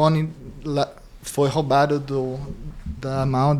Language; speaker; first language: Portuguese; non-native, fluent; English